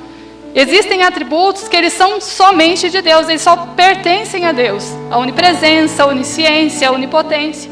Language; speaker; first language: Portuguese; native; Portuguese